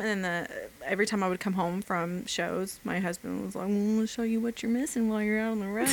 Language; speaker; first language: English; native; English